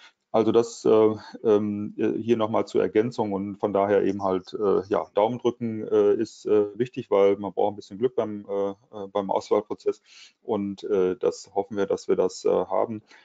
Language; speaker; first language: German; native; German